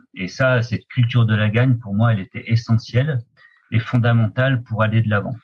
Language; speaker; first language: French; native; French